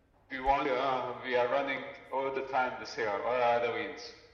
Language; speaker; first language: English; non-native, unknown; Hungarian